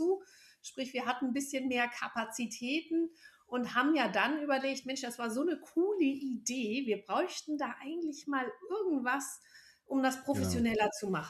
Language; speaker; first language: German; native; German